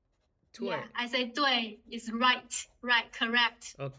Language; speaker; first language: English; non-native, fluent; Chinese